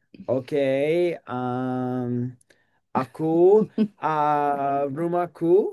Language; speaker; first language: Indonesian; non-native, learner; English